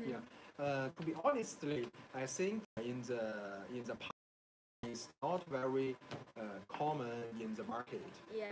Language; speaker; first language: English; non-native, learner; Chinese